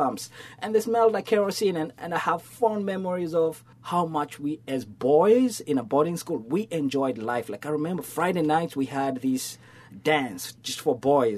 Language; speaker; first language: English; non-native, local second language; Kikuyu